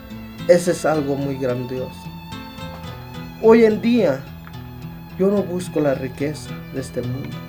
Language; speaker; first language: Spanish; non-native, local second language; Tzotzil